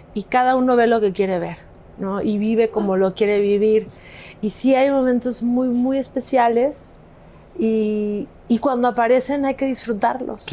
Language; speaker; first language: Spanish; native; Spanish